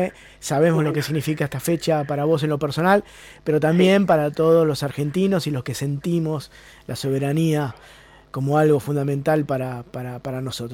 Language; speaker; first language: Spanish; native; Spanish